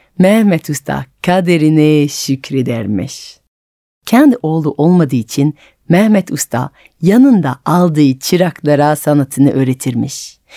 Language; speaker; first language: Turkish; non-native, fluent; French